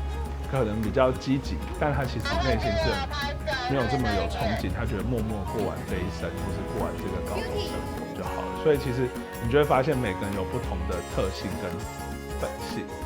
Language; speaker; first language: Chinese; native; Chinese